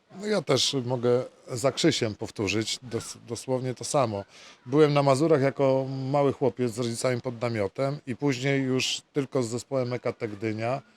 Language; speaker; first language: Polish; native; Polish